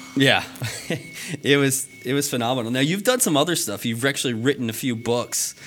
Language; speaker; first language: English; native; English